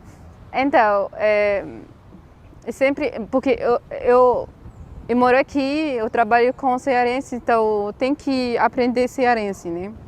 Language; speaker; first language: Portuguese; non-native, fluent; Arabic